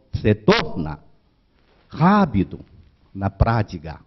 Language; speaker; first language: Portuguese; non-native, learner; Chinese